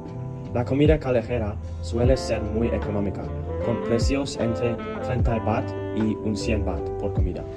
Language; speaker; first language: Spanish; non-native, learner; Thai